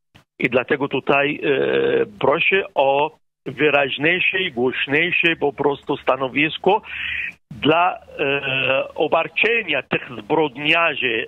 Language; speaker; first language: Polish; non-native, fluent; Arabic